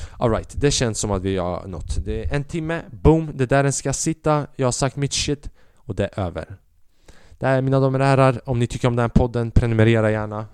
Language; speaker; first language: Swedish; early bilingual, other home language; Albanian